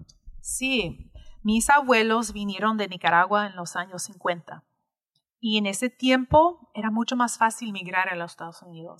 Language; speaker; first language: Spanish; early bilingual, heritage; English